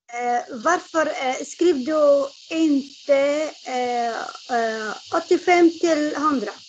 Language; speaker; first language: Swedish; non-native, learner; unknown